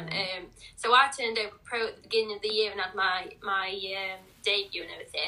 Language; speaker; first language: English; native; English